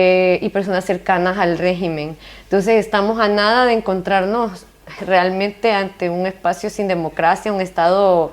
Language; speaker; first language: Spanish; native; Spanish